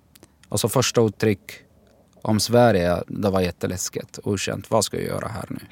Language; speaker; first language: Swedish; non-native, fluent; Arabic